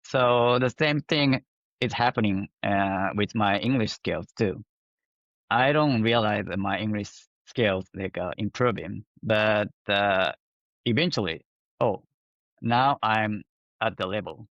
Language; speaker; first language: English; non-native, fluent; Japanese